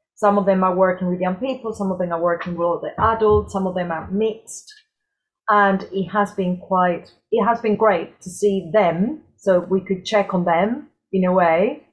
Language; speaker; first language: English; non-native, fluent; Spanish